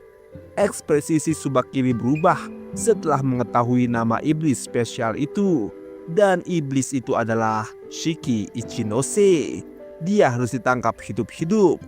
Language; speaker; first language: Indonesian; native; Indonesian